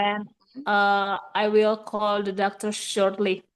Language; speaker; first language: English; non-native, learner; Indonesian